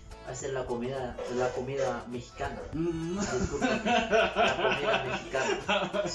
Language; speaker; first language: Spanish; non-native, learner; Haitian Creole